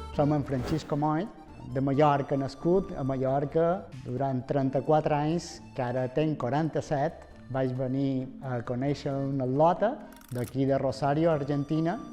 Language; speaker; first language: Catalan; non-native, local second language; Spanish